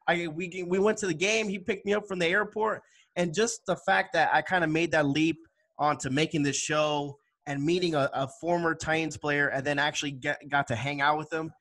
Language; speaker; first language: English; native; English